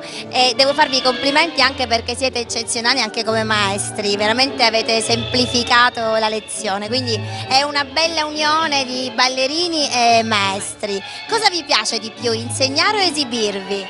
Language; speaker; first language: Italian; native; Italian